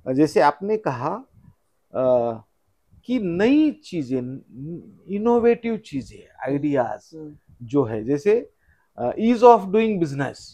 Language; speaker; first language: Hindi; non-native, local second language; Marathi